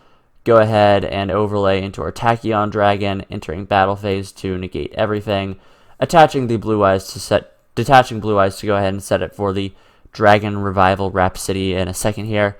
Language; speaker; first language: English; native; English